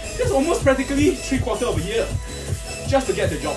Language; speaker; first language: English; non-native, local second language; Chinese